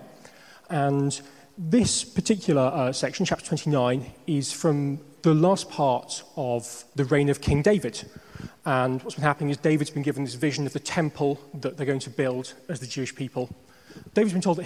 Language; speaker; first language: English; native; English